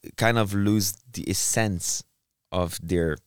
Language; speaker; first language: English; non-native, fluent; Portuguese